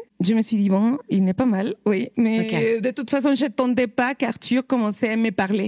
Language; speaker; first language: French; non-native, fluent; Spanish